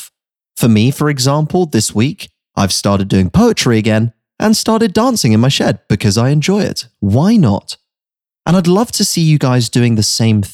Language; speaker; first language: English; native; English